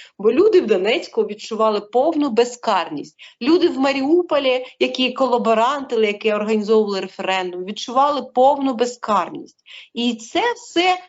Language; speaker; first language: Ukrainian; non-native, local second language; Russian